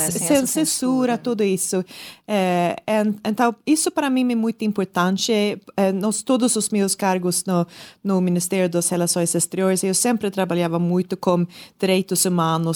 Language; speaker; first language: Portuguese; non-native, learner; Swedish